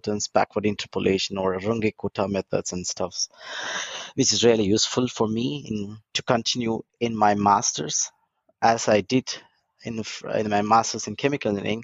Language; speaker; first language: English; non-native, local second language; Tamil